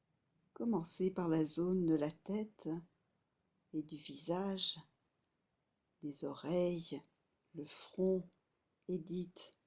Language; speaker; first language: French; native; French